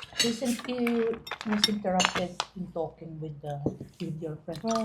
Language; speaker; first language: English; non-native, fluent; Filipino